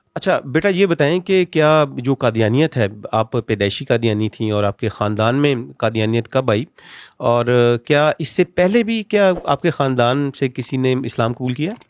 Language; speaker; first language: Urdu; native; Urdu